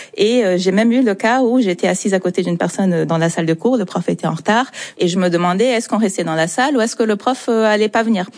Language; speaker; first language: French; non-native, fluent; Portuguese